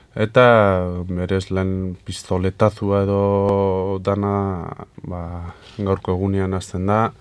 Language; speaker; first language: Basque; native; Basque